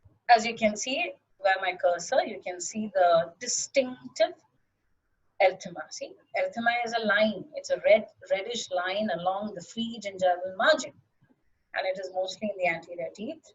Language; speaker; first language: English; non-native, local second language; Malayalam